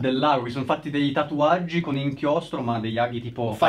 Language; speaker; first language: Italian; native; Italian